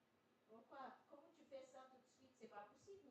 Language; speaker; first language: French; non-native, fluent; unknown